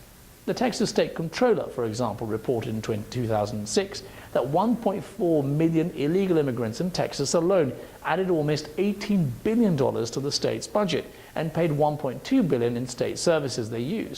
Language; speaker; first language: English; native; English